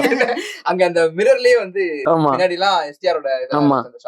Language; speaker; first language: Tamil; native; Tamil